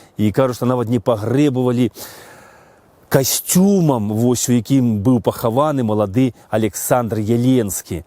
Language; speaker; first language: Belarusian; native; Belarusian